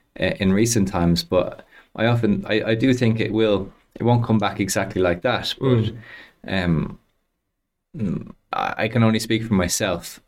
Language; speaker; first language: English; native; English